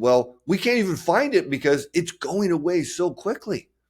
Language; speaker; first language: English; native; English